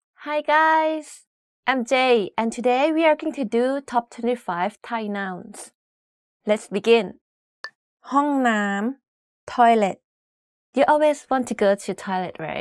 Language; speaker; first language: English; non-native, fluent; Thai